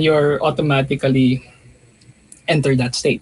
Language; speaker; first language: English; non-native, local second language; Filipino